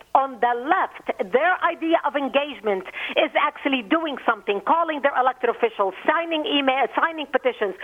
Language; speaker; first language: English; non-native, fluent; Arabic